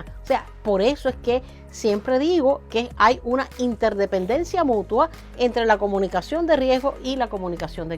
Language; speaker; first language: Spanish; native; Spanish